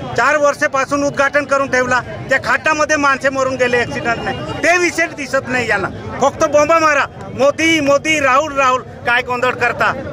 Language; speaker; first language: Marathi; non-native, local second language; Bhili